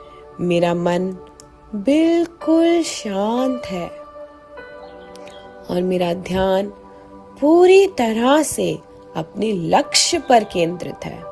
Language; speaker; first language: Hindi; native; Hindi